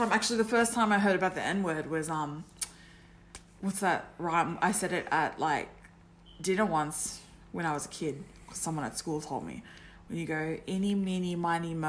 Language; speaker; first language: English; native; English